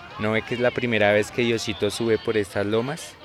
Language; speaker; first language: Spanish; native; Spanish